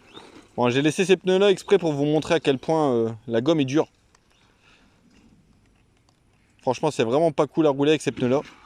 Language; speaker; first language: French; native; French